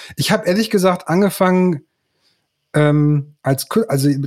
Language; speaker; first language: German; native; German